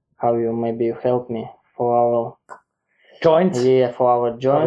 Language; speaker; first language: English; non-native, learner; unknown